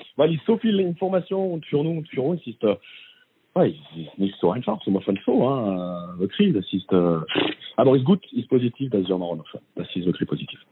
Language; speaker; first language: German; non-native, learner; French